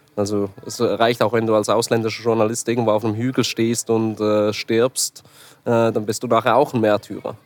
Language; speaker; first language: German; native; German